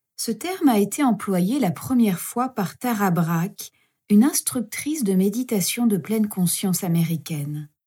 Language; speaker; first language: French; native; French